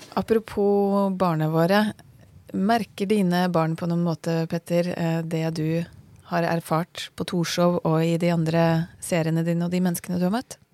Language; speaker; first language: Norwegian; native; Norwegian